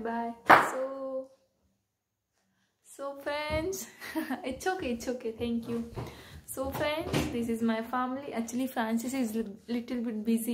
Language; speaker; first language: English; non-native, local second language; Kannada